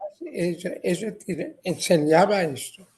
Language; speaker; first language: Spanish; non-native, fluent; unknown